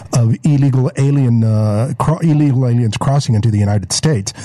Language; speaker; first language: English; native; English